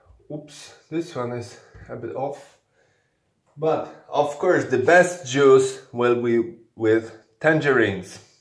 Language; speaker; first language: English; non-native, fluent; Polish